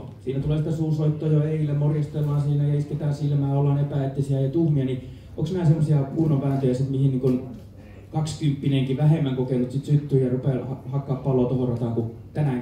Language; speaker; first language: Finnish; native; Finnish